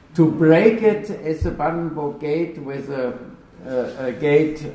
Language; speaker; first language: English; non-native, fluent; German